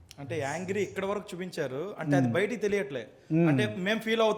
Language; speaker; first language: Telugu; native; Telugu